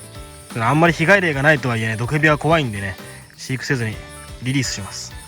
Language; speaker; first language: Japanese; native; Japanese